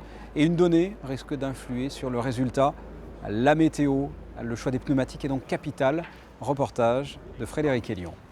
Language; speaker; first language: French; native; French